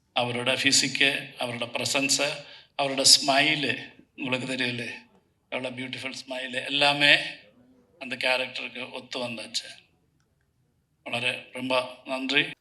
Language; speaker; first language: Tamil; non-native, learner; Malayalam